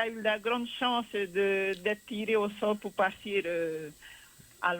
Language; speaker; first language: French; non-native, local second language; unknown